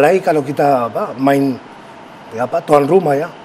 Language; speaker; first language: Indonesian; non-native, fluent; Spanish